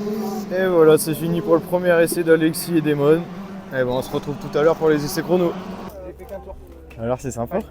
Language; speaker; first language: French; native; French